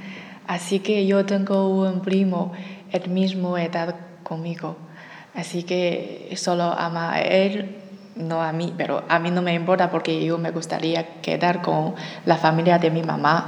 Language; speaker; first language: Spanish; non-native, learner; Chinese